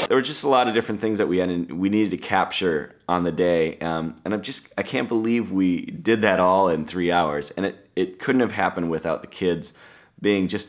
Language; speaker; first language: English; native; English